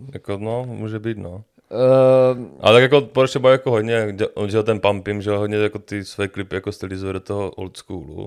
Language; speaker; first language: Czech; native; Czech